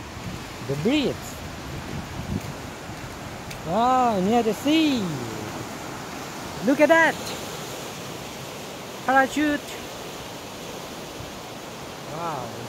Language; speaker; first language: English; non-native, learner; Thai